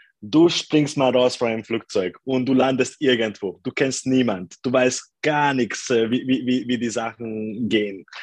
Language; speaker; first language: German; non-native, fluent; Hungarian